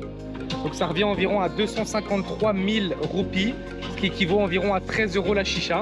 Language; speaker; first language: French; native; French